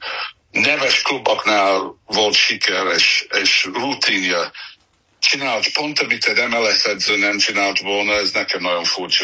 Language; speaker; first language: Hungarian; non-native, fluent; English